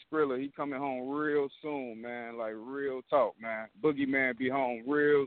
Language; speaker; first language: English; native; English